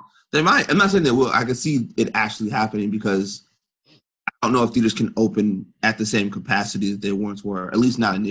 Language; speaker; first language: English; native; English